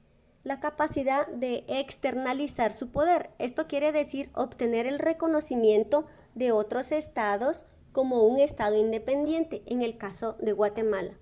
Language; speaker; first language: Spanish; native; Spanish